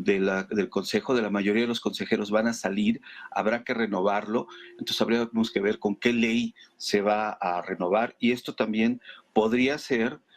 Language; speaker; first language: Spanish; native; Spanish